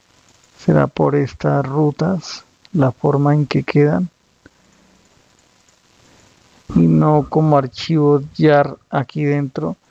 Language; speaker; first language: Spanish; native; Spanish